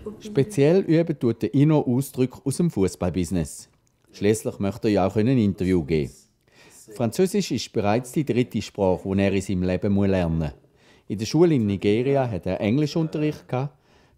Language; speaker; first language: German; native; German